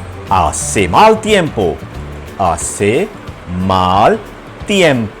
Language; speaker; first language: Spanish; non-native, fluent; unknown